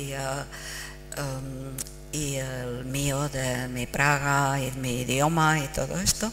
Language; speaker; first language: Spanish; non-native, fluent; Czech